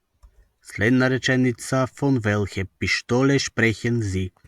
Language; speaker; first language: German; non-native, fluent; Macedonian